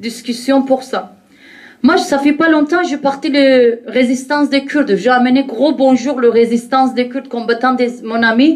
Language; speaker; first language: French; non-native, learner; Kurdish